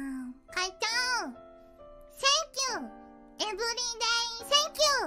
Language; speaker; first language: English; non-native, learner; Japanese